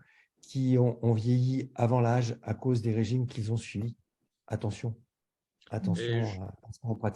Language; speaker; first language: French; native; French